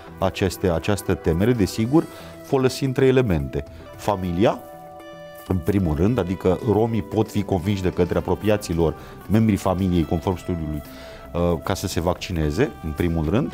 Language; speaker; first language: Romanian; native; Romanian